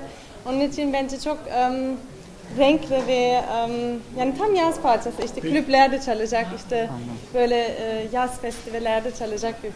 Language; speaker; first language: Turkish; non-native, fluent; German